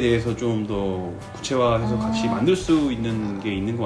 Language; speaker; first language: Korean; native; Korean